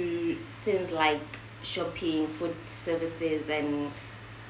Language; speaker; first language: English; non-native, local second language; Southern Sotho